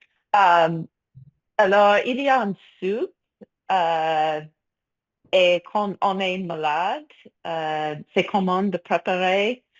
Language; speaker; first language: French; non-native, fluent; English